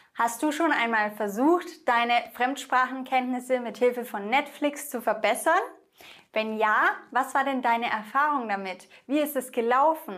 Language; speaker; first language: German; native; German